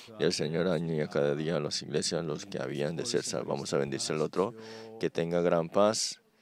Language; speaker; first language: Spanish; non-native, learner; Korean